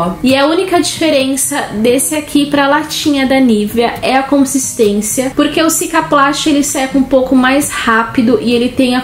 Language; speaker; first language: Portuguese; native; Portuguese